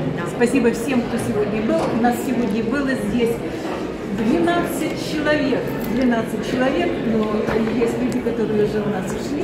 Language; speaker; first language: Russian; native; Russian